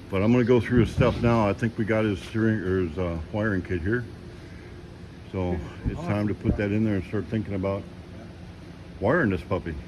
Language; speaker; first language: English; native; English